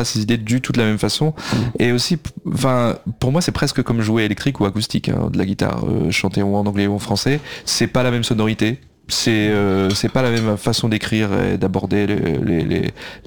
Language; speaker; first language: French; native; French